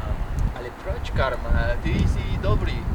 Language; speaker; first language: Czech; non-native, learner; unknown